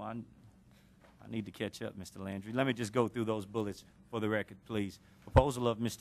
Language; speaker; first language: English; native; English